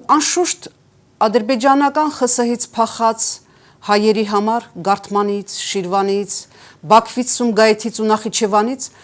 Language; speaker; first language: Armenian; native; Armenian